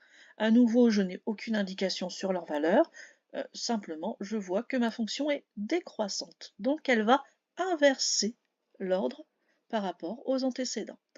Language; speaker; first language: French; native; French